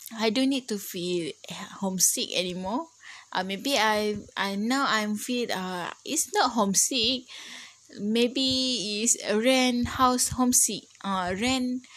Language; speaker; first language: English; non-native, learner; Malay